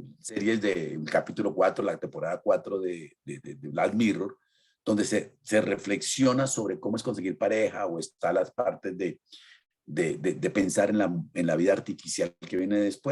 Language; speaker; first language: Spanish; native; Spanish